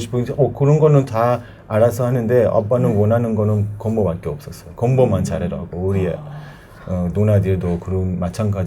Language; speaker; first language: Korean; non-native, learner; Persian